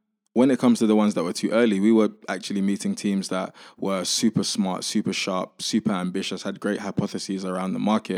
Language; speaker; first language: English; native; English